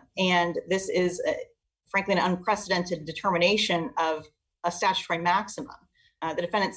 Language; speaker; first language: English; native; English